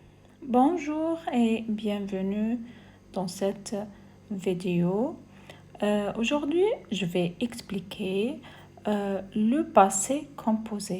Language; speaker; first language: French; non-native, fluent; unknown